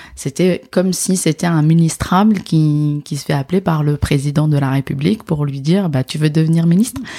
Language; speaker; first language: French; non-native, local second language; Arabic